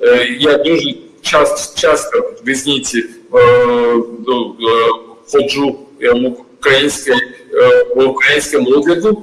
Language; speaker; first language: Ukrainian; non-native, fluent; Georgian